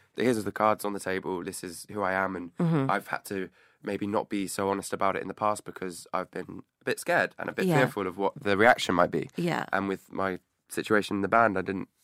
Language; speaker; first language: English; native; English